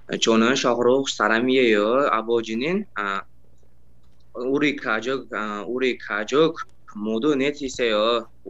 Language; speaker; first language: Korean; non-native, learner; Uzbek